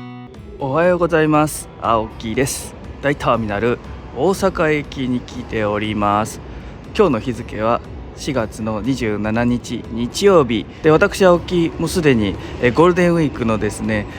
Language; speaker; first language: Japanese; native; Japanese